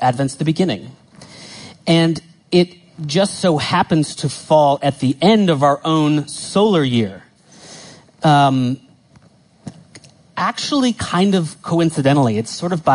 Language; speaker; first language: English; native; English